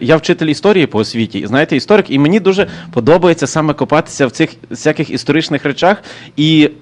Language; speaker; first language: Ukrainian; native; Ukrainian